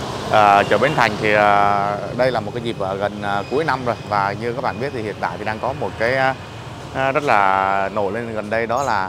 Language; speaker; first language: Vietnamese; native; Vietnamese